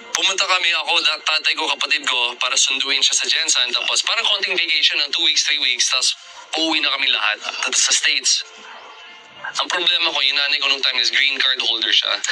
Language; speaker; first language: Filipino; non-native, fluent; English